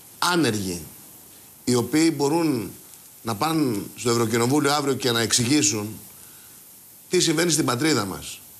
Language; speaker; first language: Greek; native; Greek